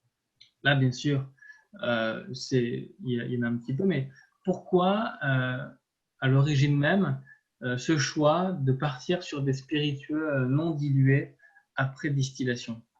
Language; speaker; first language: French; native; French